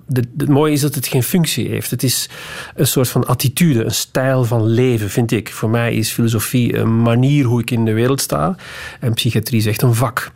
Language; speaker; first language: Dutch; native; Dutch